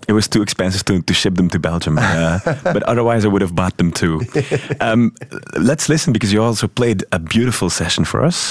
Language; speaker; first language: English; non-native, fluent; Dutch